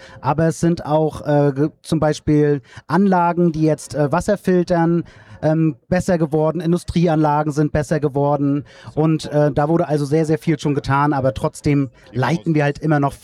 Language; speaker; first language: German; native; German